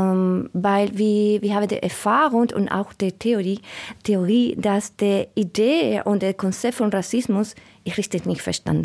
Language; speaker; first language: German; non-native, learner; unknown